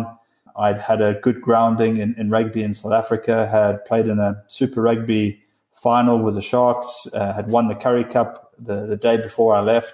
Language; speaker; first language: English; native; English